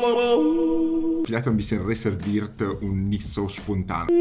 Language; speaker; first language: German; non-native, fluent; Italian